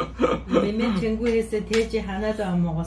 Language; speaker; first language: Korean; non-native, learner; Mongolian